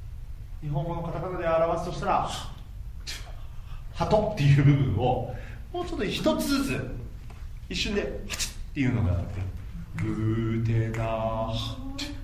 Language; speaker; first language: Japanese; native; Japanese